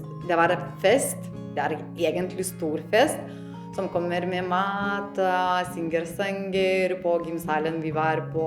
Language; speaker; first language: Norwegian; non-native, learner; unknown